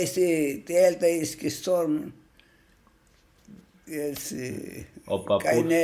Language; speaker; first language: German; non-native, learner; Greek